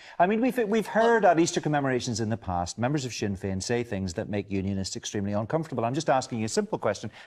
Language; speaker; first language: English; native; English